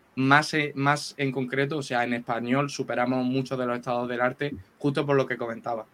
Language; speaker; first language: Spanish; native; Spanish